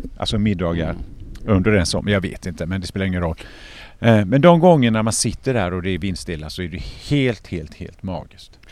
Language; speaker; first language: Swedish; native; Swedish